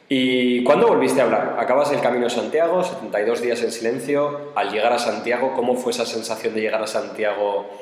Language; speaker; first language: Spanish; native; Spanish